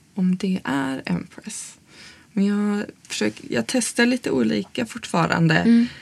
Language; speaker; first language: Swedish; native; Swedish